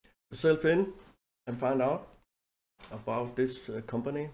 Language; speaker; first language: English; non-native, learner; Danish